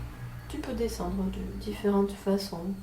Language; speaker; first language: French; native; French